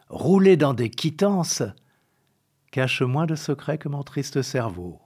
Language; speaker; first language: French; native; French